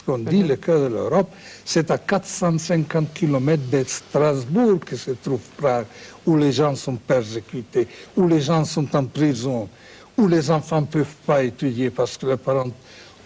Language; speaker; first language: French; non-native, fluent; Czech